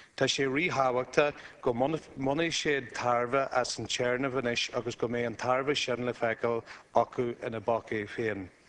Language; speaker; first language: Irish; non-native, local second language; English